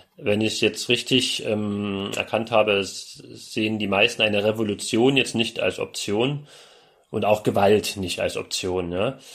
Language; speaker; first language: German; native; German